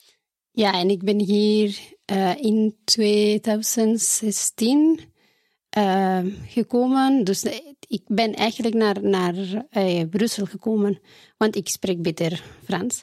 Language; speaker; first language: Dutch; non-native, fluent; Spanish